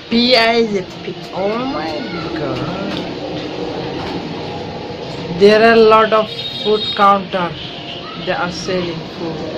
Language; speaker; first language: English; non-native, learner; Bangla